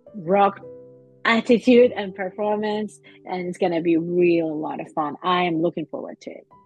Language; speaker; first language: English; non-native, fluent; Russian